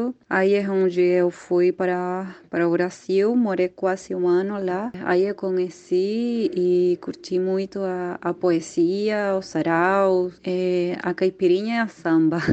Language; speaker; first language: Portuguese; non-native, fluent; Spanish